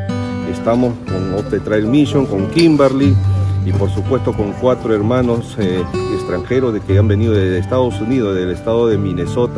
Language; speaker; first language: Spanish; native; Spanish